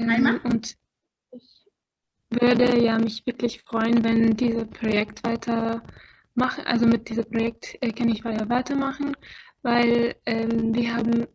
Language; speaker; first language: German; non-native, fluent; Arabic